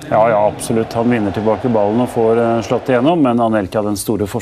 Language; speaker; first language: Norwegian; native; Norwegian